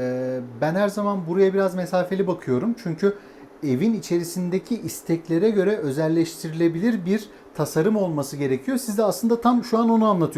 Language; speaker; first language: Turkish; native; Turkish